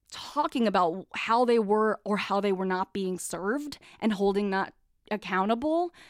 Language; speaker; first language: English; native; English